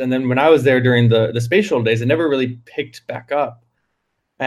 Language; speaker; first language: English; native; English